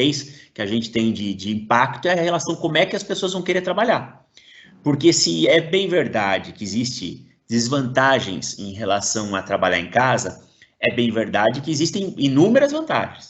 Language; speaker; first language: Portuguese; native; Portuguese